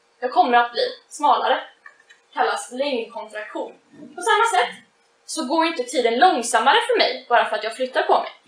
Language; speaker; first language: Swedish; native; Swedish